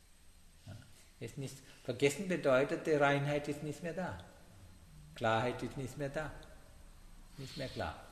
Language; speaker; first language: German; non-native, learner; Sinhala